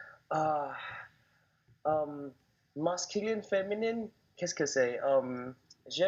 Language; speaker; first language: French; non-native, learner; Thai